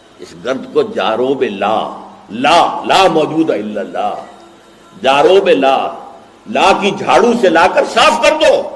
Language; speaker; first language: Urdu; native; Urdu